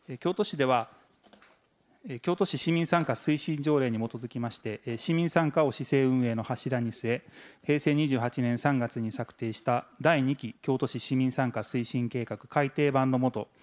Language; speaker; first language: Japanese; native; Japanese